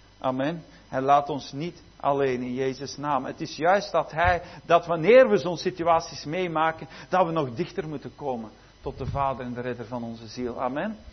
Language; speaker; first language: Dutch; native; Dutch